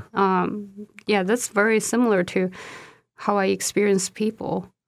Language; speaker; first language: English; non-native, fluent; Chinese